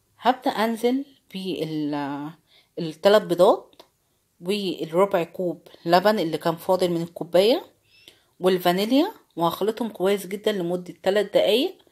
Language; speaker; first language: Arabic; native; Arabic